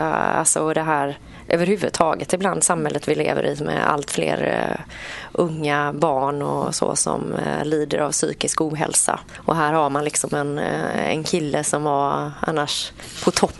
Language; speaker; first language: Swedish; native; Swedish